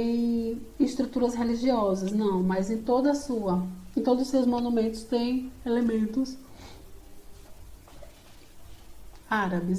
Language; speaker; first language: Portuguese; native; Portuguese